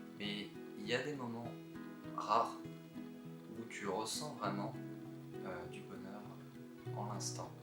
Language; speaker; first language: French; native; French